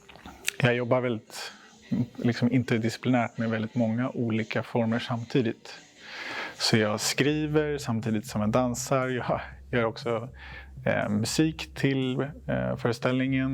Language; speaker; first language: Swedish; native; Swedish